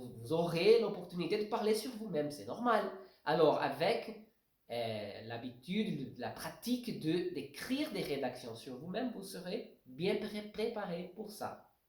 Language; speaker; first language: French; non-native, fluent; Portuguese